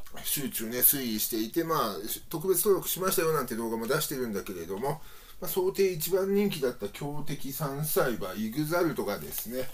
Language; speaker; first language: Japanese; native; Japanese